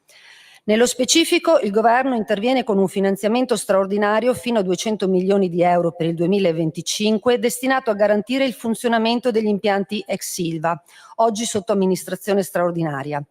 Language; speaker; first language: Italian; native; Italian